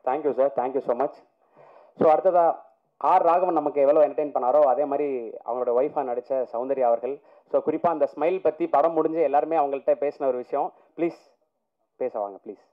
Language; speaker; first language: Tamil; native; Tamil